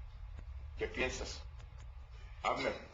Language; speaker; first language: Spanish; non-native, learner; English